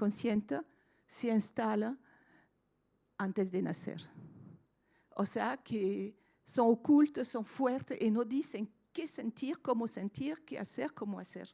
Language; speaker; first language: Spanish; non-native, fluent; French